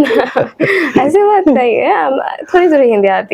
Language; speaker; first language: Hindi; non-native, learner; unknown